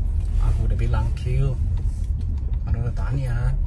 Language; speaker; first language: Indonesian; non-native, learner; Chinese